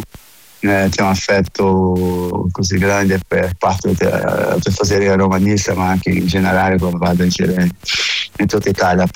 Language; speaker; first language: Italian; non-native, fluent; Portuguese